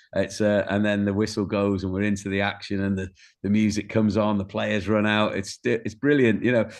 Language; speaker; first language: English; native; English